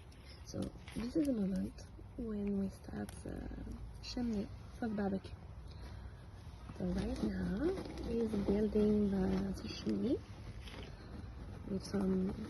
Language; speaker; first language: English; non-native, fluent; French